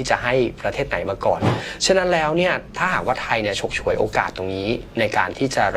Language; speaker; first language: Thai; native; Thai